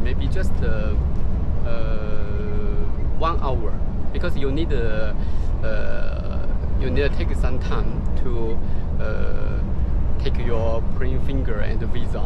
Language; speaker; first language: English; non-native, fluent; Chinese